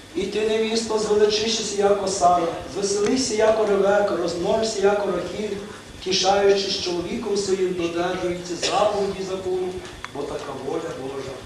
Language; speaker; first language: Ukrainian; native; Ukrainian